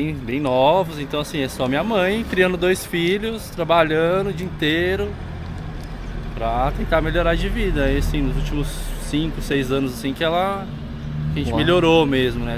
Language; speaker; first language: Portuguese; native; Portuguese